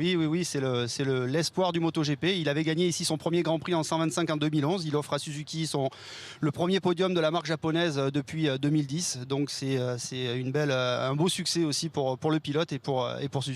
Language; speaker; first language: French; native; French